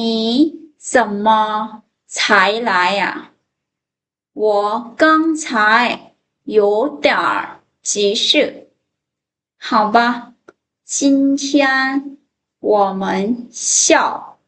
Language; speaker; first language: Chinese; non-native, fluent; Lao